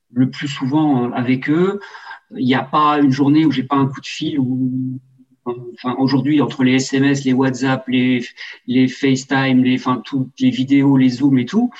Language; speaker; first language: French; native; French